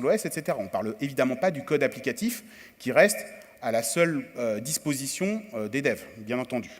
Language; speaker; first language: French; native; French